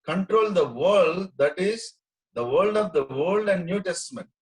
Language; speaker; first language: English; non-native, local second language; Telugu